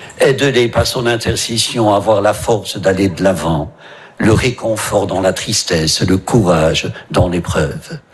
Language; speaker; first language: French; native; French